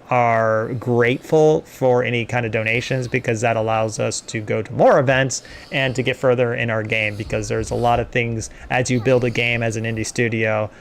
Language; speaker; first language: English; native; English